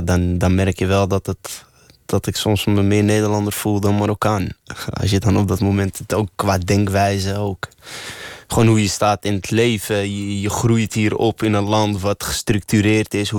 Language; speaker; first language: Dutch; early bilingual, other home language; Arabic